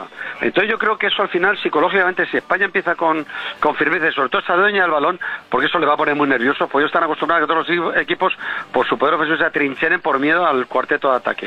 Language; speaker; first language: Spanish; native; Spanish